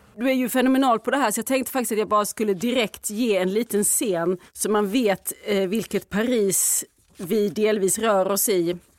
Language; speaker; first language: Swedish; native; Swedish